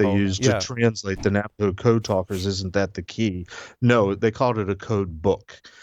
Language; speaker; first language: English; native; English